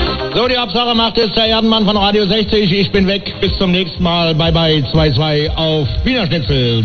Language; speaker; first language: German; native; German